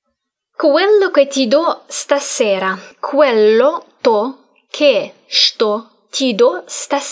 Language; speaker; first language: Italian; non-native, fluent; Russian